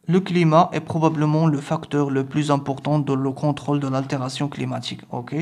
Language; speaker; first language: French; non-native, local second language; Arabic